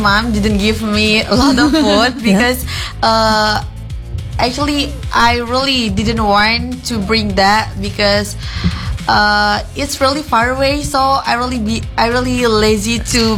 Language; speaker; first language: English; non-native, learner; Indonesian